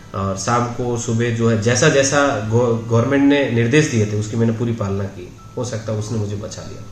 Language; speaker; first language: Hindi; native; Hindi